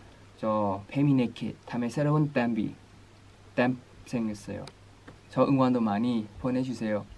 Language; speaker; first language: Korean; non-native, fluent; Thai